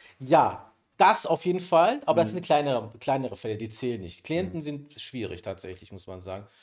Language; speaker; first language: German; early bilingual, other home language; Persian